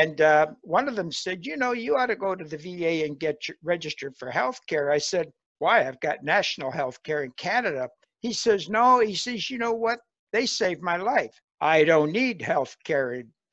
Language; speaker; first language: English; native; English